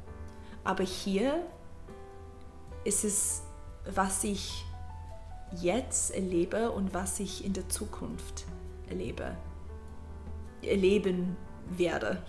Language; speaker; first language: German; non-native, learner; English